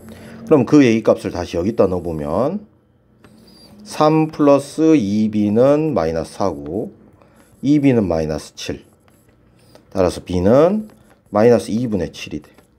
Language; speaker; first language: Korean; native; Korean